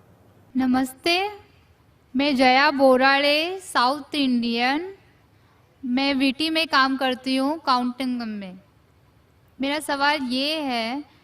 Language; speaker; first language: Hindi; non-native, local second language; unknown